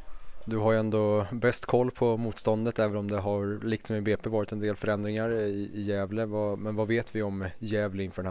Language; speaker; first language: Swedish; native; Swedish